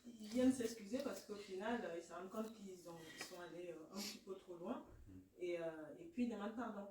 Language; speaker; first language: French; native; French